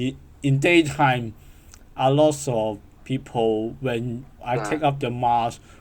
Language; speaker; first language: English; non-native, learner; Cantonese